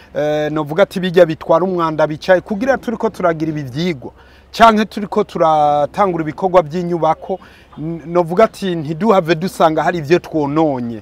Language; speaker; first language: Rundi; early bilingual, heritage; Rundi